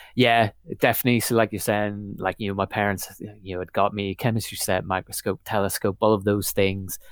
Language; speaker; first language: English; native; English